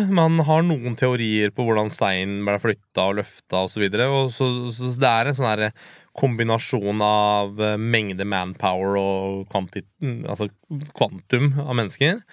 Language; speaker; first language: Norwegian; early bilingual, other home language; Persian